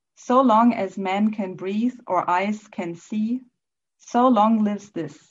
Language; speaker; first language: English; non-native, fluent; German